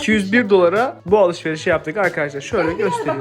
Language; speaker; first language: Turkish; native; Turkish